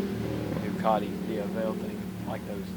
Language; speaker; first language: English; native; English